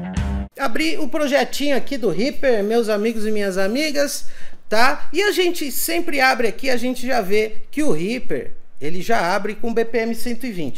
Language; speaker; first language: Portuguese; native; Portuguese